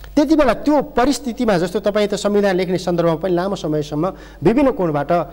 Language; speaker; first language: Nepali; native; Nepali